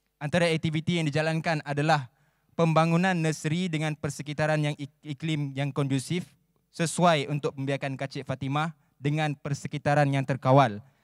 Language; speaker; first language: Malay; native; Malay